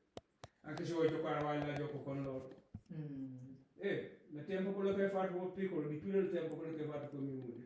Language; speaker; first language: Italian; non-native, learner; Punjabi